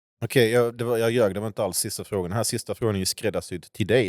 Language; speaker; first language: Swedish; native; Swedish